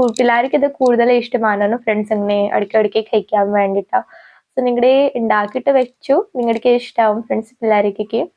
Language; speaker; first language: Malayalam; non-native, local second language; Hindi